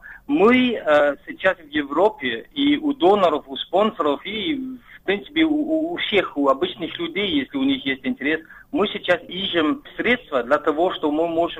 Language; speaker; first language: Russian; non-native, fluent; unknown